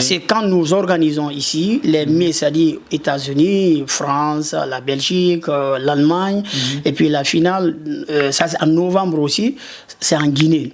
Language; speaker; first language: French; non-native, local second language; Susu